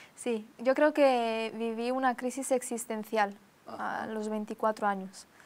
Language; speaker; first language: Spanish; early bilingual, other home language; Romanian